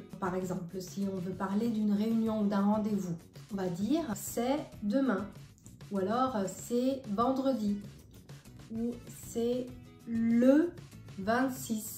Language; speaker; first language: French; non-native, fluent; Italian